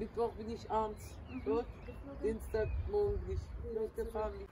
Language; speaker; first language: German; non-native, fluent; Turkish